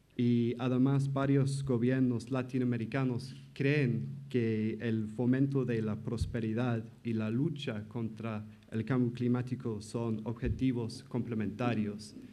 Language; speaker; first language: Spanish; non-native, fluent; English